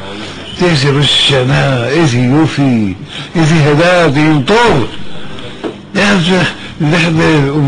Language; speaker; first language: Hebrew; early bilingual, other home language; Arabic